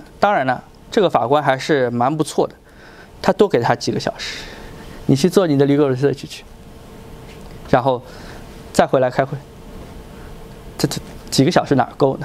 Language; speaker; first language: Chinese; native; Chinese